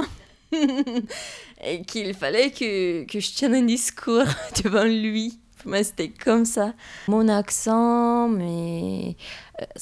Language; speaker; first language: French; non-native, fluent; Romanian